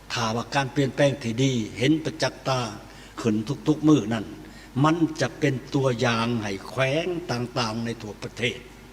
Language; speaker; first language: Lao; native; Lao